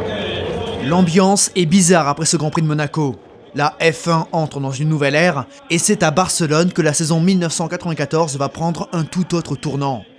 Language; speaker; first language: French; native; French